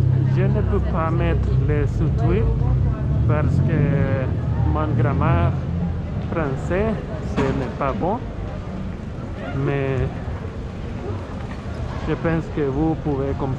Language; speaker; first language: French; non-native, learner; Spanish